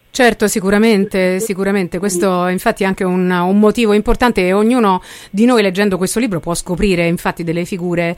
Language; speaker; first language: Italian; native; Italian